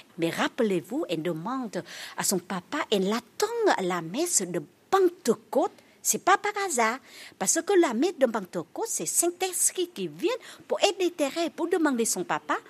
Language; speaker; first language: French; non-native, learner; Vietnamese